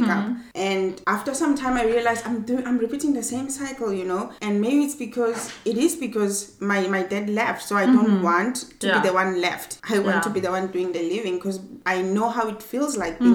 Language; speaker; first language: English; non-native, local second language; Swati